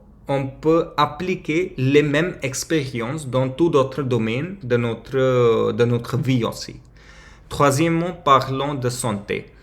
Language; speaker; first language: French; non-native, learner; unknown